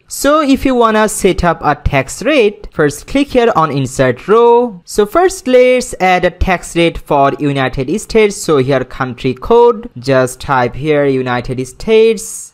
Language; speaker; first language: English; non-native, local second language; Bangla